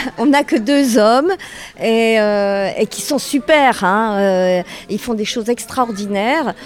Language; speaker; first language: French; native; French